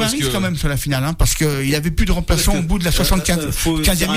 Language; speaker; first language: French; native; French